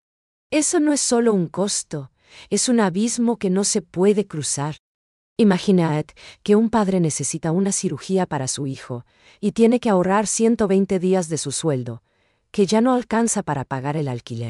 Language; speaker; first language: Spanish; native; Spanish